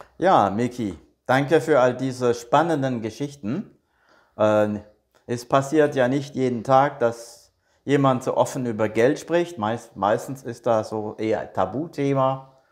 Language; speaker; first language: German; native; German